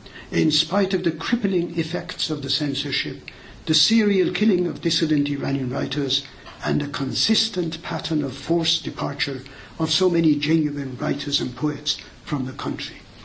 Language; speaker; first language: English; non-native, fluent; Azerbaijani